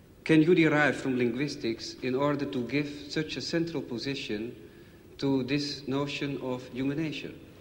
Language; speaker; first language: English; non-native, fluent; Dutch